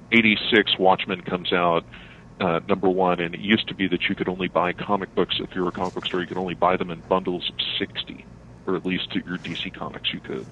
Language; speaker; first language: English; native; English